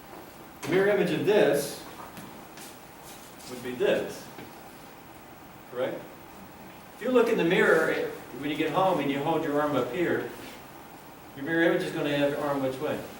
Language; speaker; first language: English; native; English